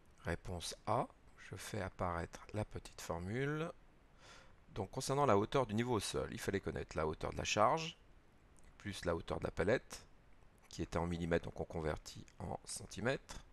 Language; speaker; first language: French; native; French